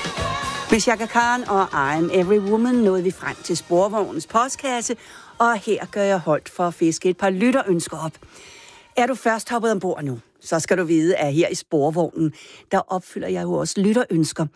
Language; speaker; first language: Danish; native; Danish